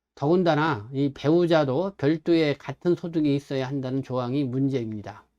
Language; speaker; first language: Korean; native; Korean